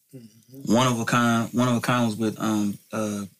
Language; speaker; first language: English; native; English